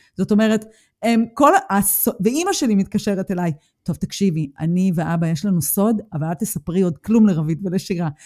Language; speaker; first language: Hebrew; native; Hebrew